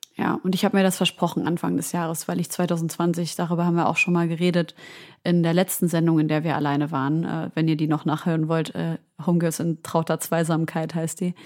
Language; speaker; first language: German; early bilingual, other home language; Arabic